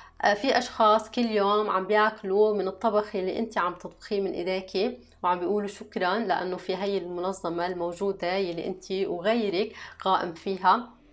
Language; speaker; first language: Arabic; native; Arabic